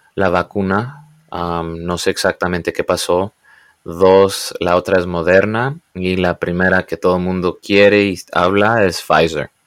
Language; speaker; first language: Spanish; early bilingual, heritage; Spanish